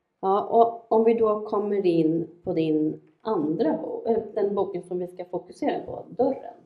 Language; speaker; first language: Swedish; native; Swedish